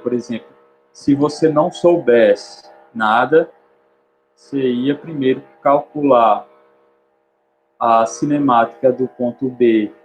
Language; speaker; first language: Portuguese; native; Portuguese